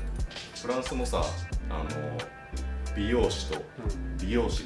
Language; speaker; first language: Japanese; native; Japanese